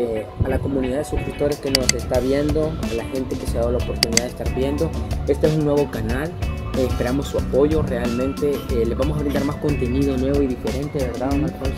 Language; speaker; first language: Spanish; native; Spanish